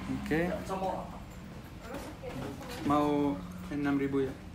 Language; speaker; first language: Indonesian; non-native, learner; Arabic